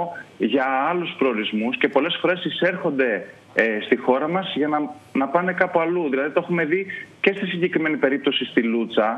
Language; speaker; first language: Greek; native; Greek